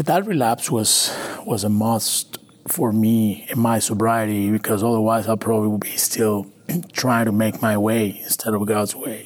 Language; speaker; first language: English; non-native, fluent; Spanish